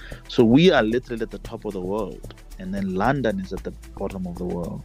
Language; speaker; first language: English; non-native, local second language; Tswana